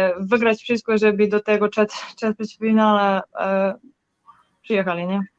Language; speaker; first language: Polish; non-native, learner; Serbian